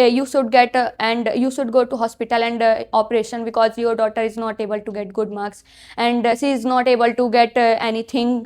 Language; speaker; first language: English; non-native, learner; Hindi